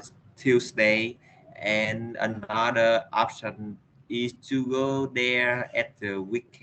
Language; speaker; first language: English; non-native, learner; Vietnamese